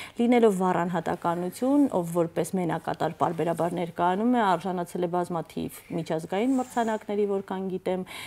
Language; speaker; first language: Armenian; native; Armenian